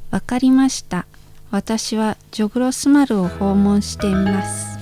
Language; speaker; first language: Japanese; non-native, fluent; Indonesian